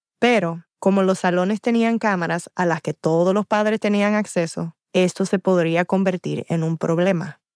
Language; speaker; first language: Spanish; early bilingual, heritage; Spanish